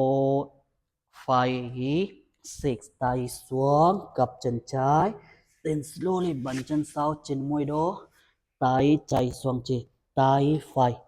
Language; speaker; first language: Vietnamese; non-native, learner; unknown